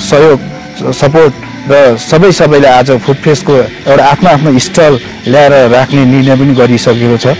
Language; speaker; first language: Nepali; native; Nepali